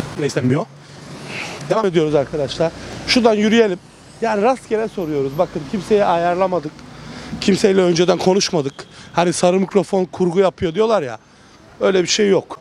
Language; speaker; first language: Turkish; native; Turkish